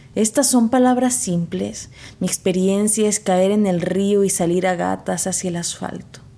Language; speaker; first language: Spanish; native; Spanish